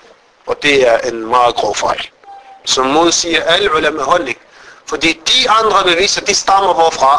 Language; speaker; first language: Danish; non-native, fluent; Arabic